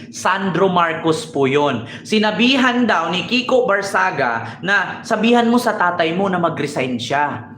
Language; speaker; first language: Filipino; native; Filipino